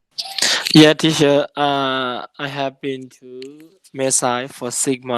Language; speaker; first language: English; non-native, learner; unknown